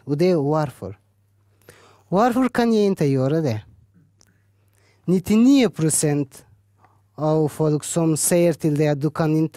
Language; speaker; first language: Swedish; early bilingual, other home language; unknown